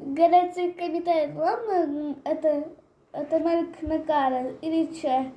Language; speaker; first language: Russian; non-native, local second language; Armenian